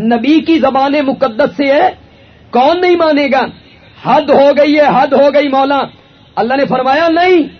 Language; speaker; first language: Urdu; non-native, local second language; Punjabi